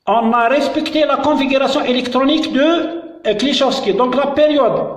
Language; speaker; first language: French; non-native, local second language; Arabic